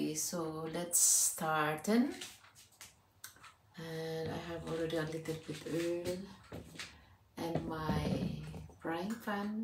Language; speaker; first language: English; non-native, learner; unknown